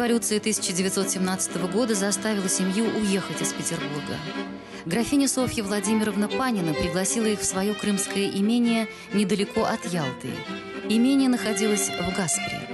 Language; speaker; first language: Russian; native; Russian